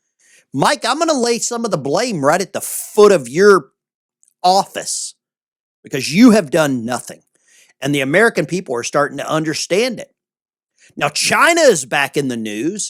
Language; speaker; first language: English; native; English